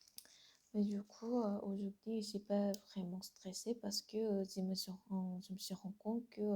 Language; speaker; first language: French; non-native, learner; Korean